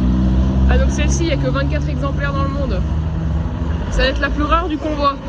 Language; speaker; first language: French; native; French